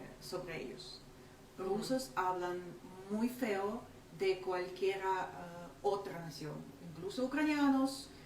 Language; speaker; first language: Spanish; non-native, fluent; Ukrainian